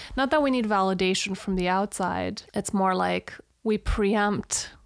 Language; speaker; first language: English; early bilingual, other home language; Romanian